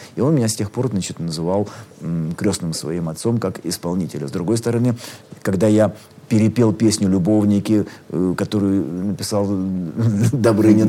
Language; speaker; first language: Russian; native; Russian